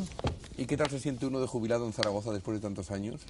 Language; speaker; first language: Spanish; native; Spanish